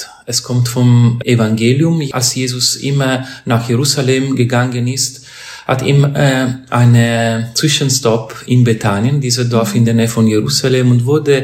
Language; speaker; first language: German; non-native, fluent; Italian